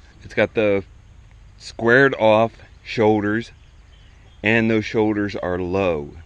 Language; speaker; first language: English; native; English